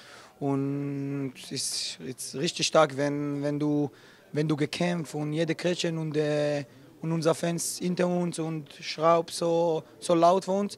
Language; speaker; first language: German; non-native, learner; Hebrew